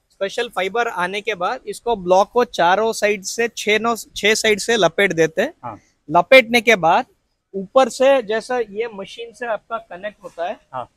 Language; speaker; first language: Hindi; non-native, local second language; Kannada